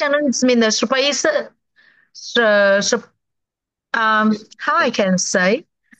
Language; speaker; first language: English; non-native, learner; Vietnamese